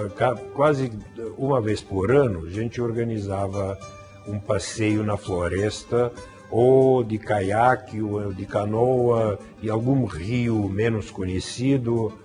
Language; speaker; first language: Portuguese; non-native, fluent; Bulgarian